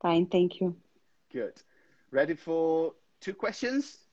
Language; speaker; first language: English; non-native, fluent; Portuguese